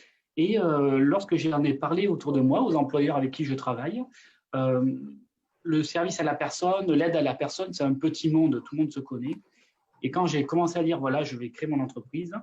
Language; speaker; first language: French; native; French